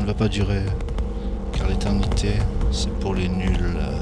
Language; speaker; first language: French; native; French